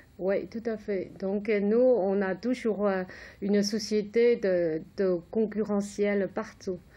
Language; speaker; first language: French; non-native, fluent; Chinese